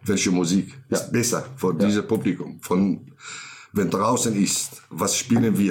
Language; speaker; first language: German; non-native, learner; Kurdish